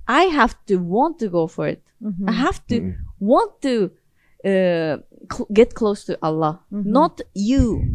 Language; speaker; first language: English; non-native, fluent; Japanese